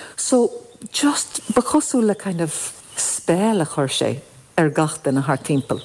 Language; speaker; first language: Irish; non-native, local second language; English